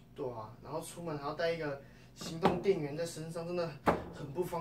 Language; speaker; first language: Chinese; native; Chinese